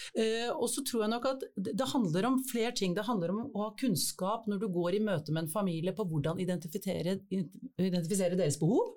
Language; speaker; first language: Norwegian; native; Norwegian